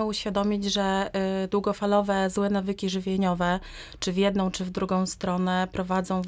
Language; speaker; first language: Polish; native; Polish